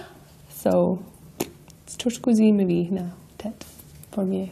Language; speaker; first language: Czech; non-native, learner; English